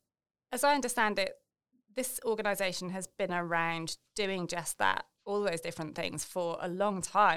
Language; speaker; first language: English; native; English